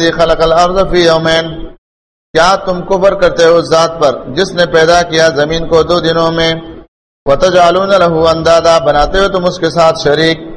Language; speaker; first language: Urdu; non-native, local second language; Pashto